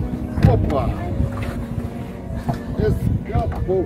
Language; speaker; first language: Spanish; non-native, learner; Portuguese